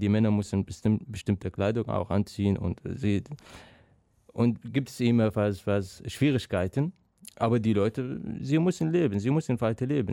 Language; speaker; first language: German; non-native, learner; Arabic